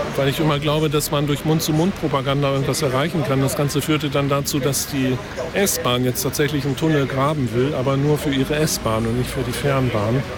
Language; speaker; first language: German; native; German